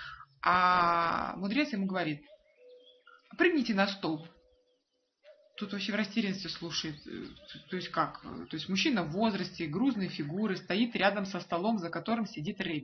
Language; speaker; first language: Russian; native; Russian